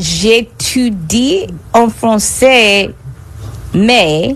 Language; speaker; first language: French; non-native, learner; English